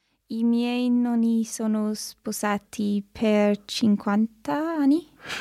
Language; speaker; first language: Italian; non-native, learner; English